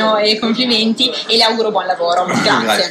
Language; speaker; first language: Italian; native; Italian